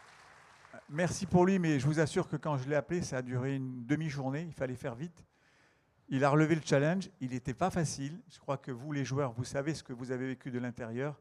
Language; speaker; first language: French; native; French